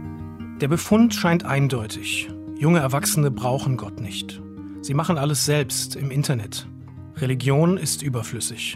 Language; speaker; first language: German; native; German